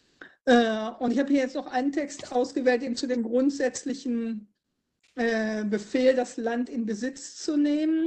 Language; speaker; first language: German; native; German